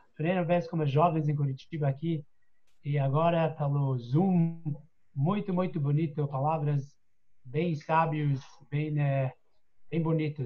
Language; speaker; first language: Portuguese; non-native, fluent; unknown